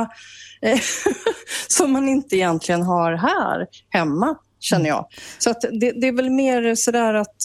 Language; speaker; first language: Swedish; native; Swedish